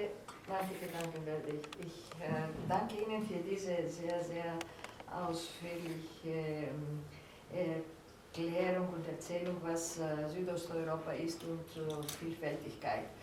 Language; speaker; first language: German; non-native, fluent; Greek